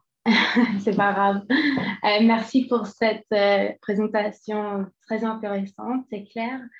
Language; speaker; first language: French; non-native, fluent; English